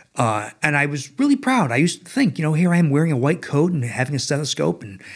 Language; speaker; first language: English; native; English